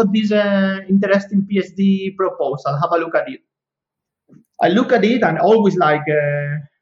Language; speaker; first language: English; non-native, fluent; Spanish